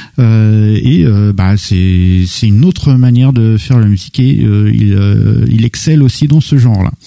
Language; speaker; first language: French; native; French